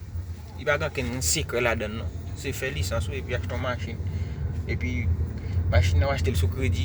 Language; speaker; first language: French; non-native, learner; Haitian Creole